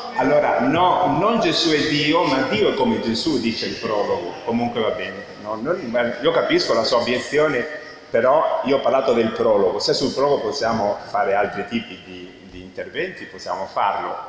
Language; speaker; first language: Italian; non-native, fluent; Spanish